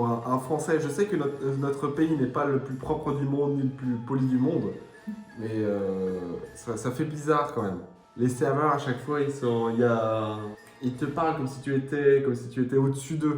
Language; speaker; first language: French; native; French